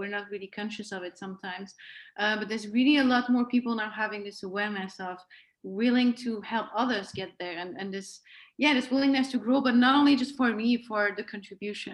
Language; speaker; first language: English; non-native, fluent; French